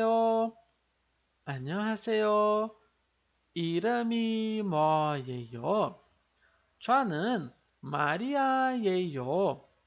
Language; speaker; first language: Korean; non-native, fluent; Portuguese